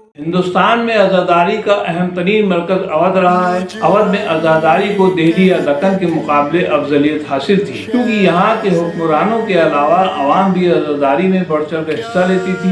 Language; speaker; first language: Urdu; native; Urdu